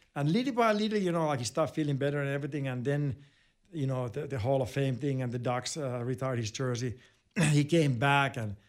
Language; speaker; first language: English; non-native, fluent; Finnish